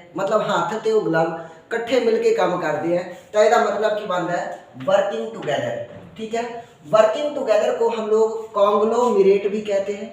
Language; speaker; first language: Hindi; non-native, local second language; Punjabi